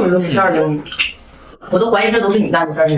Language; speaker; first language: Chinese; native; Chinese